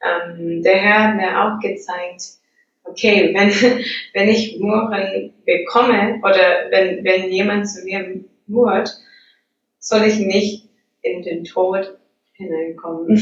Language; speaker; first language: German; non-native, fluent; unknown